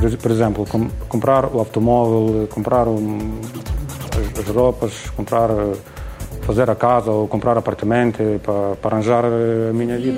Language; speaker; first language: Portuguese; non-native, learner; Ukrainian